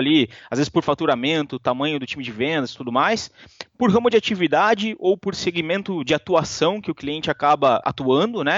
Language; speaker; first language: Portuguese; native; Portuguese